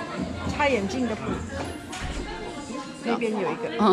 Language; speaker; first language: Chinese; early bilingual, heritage; Chinese